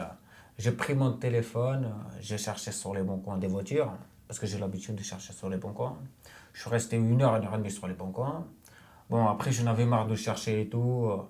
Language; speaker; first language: French; non-native, fluent; Romanian